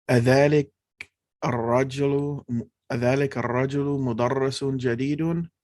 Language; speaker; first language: Arabic; non-native, fluent; English